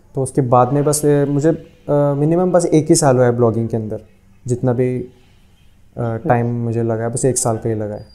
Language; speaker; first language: Hindi; non-native, local second language; Urdu